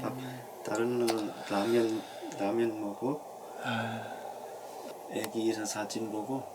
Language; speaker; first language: Korean; non-native, learner; Vietnamese